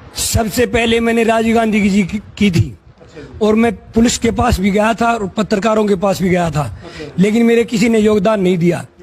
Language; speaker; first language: Hindi; native; Hindi